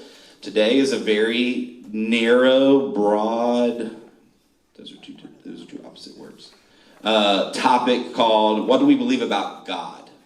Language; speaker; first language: English; native; English